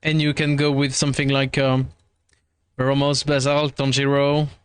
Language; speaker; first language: English; non-native, fluent; French